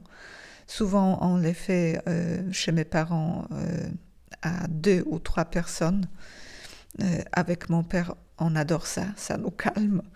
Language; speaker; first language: French; non-native, fluent; Polish